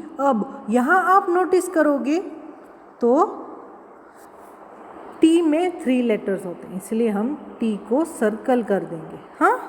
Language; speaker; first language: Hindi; native; Hindi